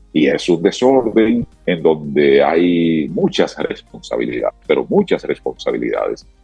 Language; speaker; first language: Spanish; native; Spanish